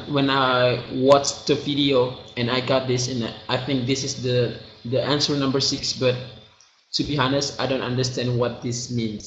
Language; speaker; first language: English; non-native, learner; Indonesian